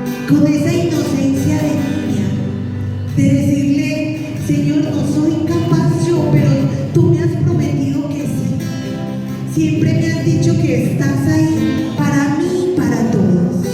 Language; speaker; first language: Spanish; native; Spanish